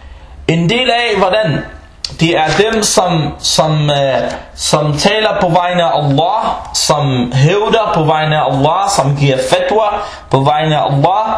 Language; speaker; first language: Danish; early bilingual, other home language; Arabic